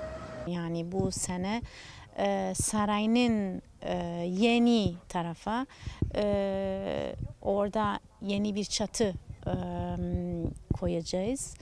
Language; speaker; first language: Turkish; non-native, learner; Italian